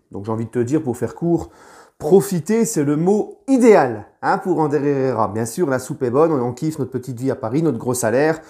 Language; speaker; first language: French; native; French